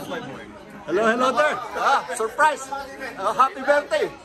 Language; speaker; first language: English; non-native, local second language; Filipino